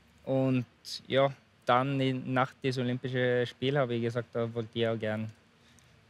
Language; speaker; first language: German; non-native, fluent; Norwegian